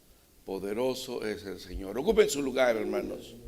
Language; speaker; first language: Spanish; native; Spanish